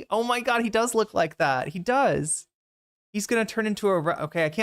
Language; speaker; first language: English; native; English